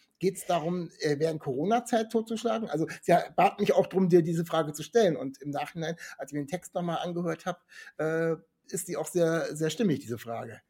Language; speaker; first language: German; native; German